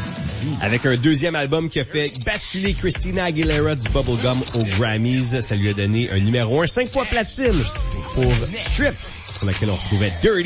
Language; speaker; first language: French; native; French